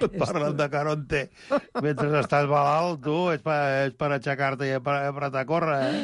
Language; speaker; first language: Catalan; native; Catalan